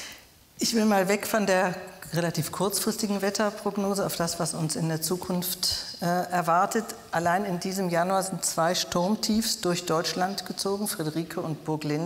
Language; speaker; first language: German; native; German